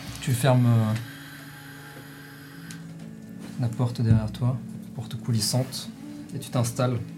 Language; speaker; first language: French; native; French